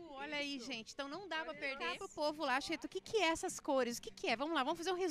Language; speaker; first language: Portuguese; native; Portuguese